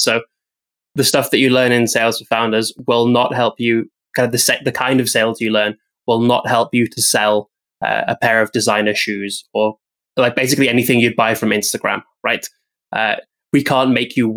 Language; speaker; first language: English; native; English